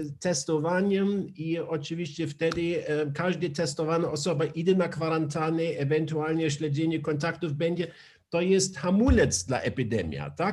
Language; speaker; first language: Polish; non-native, learner; German